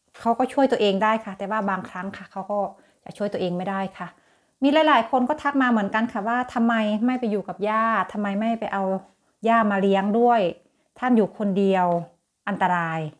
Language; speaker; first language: Thai; native; Thai